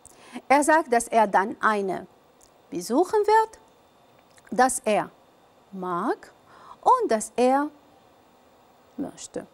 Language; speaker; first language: German; non-native, fluent; Arabic